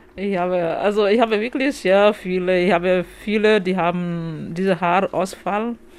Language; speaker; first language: German; non-native, learner; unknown